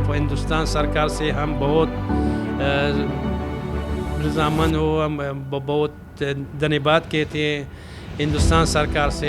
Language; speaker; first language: Hindi; non-native, fluent; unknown